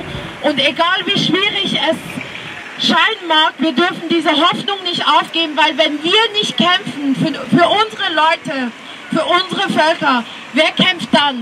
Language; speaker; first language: German; early bilingual, other home language; Tibetan